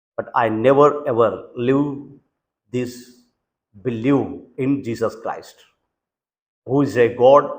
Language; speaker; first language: English; non-native, local second language; Telugu